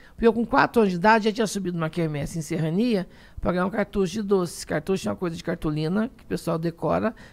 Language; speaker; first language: Portuguese; native; Portuguese